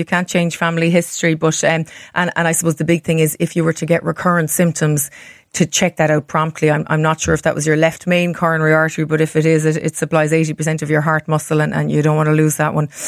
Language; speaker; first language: English; native; English